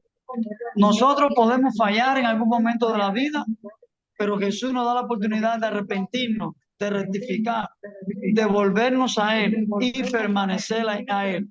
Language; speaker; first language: Spanish; native; Spanish